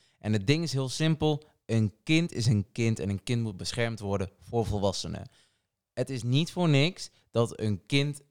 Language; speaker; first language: Dutch; early bilingual, other home language; Portuguese